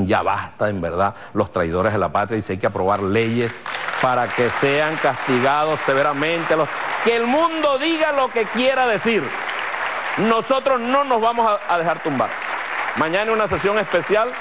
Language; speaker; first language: Spanish; native; Spanish